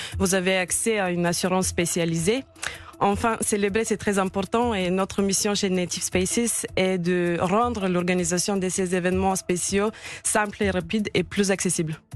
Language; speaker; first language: French; non-native, fluent; Bulgarian